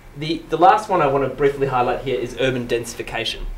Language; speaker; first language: English; native; English